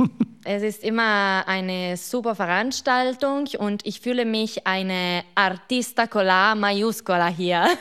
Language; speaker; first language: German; non-native, fluent; Italian